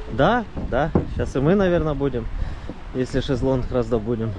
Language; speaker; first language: Russian; native; Russian